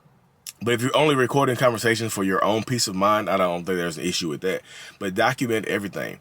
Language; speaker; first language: English; native; English